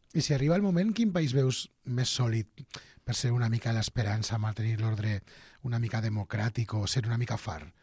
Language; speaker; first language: Catalan; native; Catalan